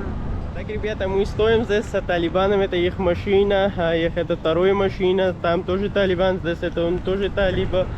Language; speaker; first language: Russian; non-native, learner; Pashto